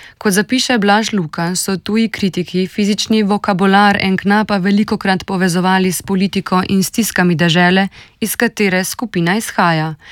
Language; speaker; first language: Slovenian; native; Slovenian